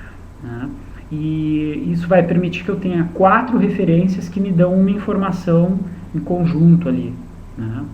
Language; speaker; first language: Portuguese; native; Portuguese